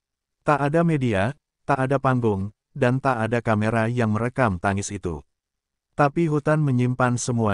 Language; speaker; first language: Indonesian; native; Indonesian